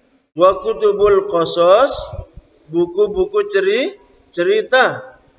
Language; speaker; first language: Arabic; non-native, fluent; Indonesian